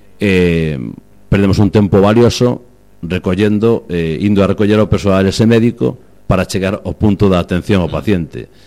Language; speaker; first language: Galician; native; Galician